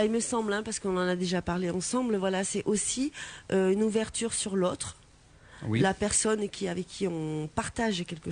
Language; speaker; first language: French; native; French